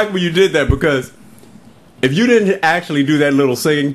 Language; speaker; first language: English; native; English